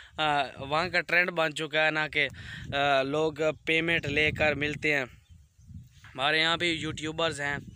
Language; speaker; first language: Urdu; non-native, local second language; Punjabi